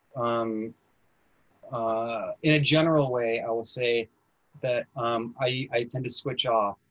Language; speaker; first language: English; native; English